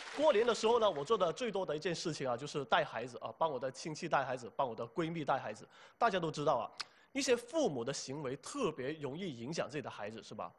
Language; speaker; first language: Chinese; native; Chinese